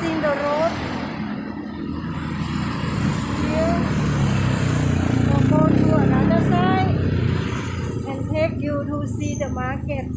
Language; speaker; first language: English; non-native, learner; Thai